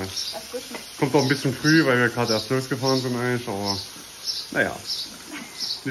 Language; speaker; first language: German; native; German